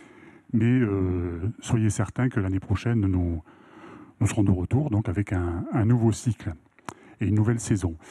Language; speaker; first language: French; native; French